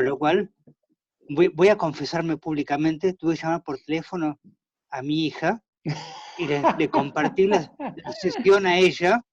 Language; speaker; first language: Spanish; native; Spanish